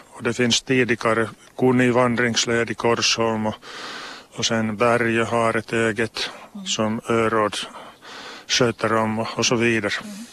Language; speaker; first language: Swedish; non-native, local second language; Finnish